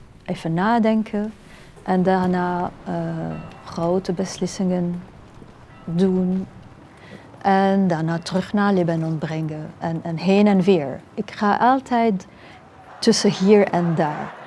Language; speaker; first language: Dutch; non-native, fluent; Arabic